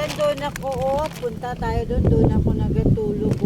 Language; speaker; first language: Filipino; non-native, local second language; Hiligaynon